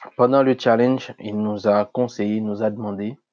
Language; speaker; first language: French; non-native, local second language; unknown